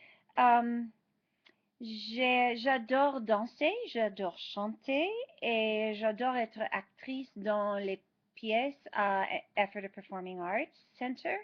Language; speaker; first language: French; non-native, fluent; English